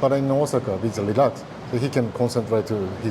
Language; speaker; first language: English; non-native, learner; Japanese